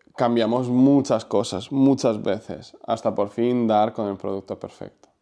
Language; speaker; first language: Spanish; non-native, fluent; Ukrainian